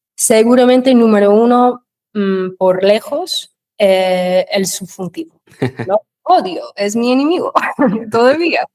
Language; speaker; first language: Spanish; non-native, fluent; English